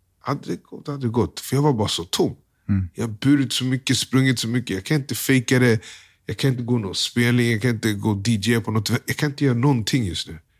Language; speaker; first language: Swedish; early bilingual, other home language; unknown